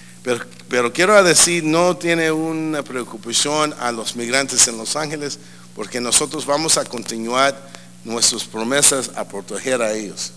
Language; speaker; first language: Spanish; early bilingual, heritage; English